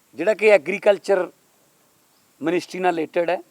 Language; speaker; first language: Hindi; non-native, local second language; Punjabi